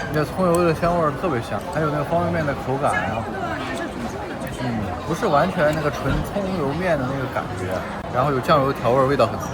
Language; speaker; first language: Chinese; native; Chinese